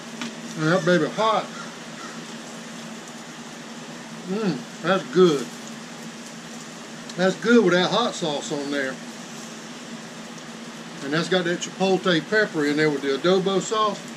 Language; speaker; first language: English; native; English